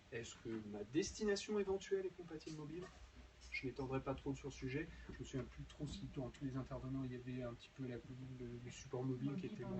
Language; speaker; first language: French; native; French